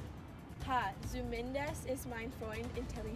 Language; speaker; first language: German; non-native, learner; English